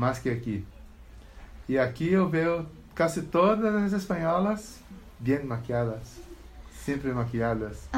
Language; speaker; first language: Spanish; non-native, learner; Portuguese